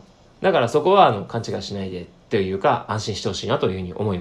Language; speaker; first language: Japanese; native; Japanese